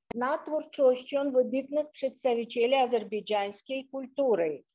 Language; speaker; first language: Polish; non-native, fluent; Azerbaijani